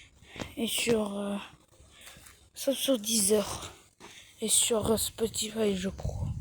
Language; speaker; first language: French; early bilingual, other home language; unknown